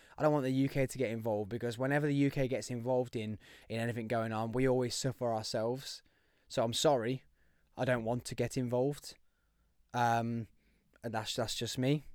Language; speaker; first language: English; native; English